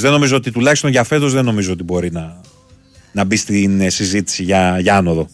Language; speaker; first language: Greek; native; Greek